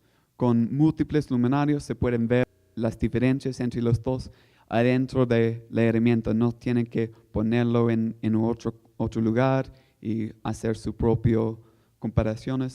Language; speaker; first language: Spanish; non-native, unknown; English